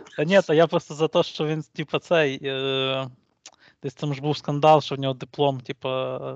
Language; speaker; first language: Ukrainian; native; Ukrainian